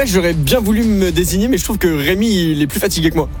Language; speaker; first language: French; native; French